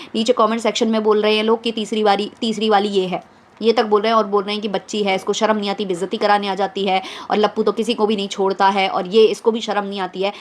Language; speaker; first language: Hindi; native; Hindi